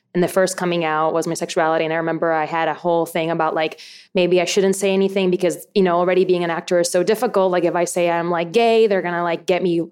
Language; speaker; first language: English; early bilingual, other home language; Spanish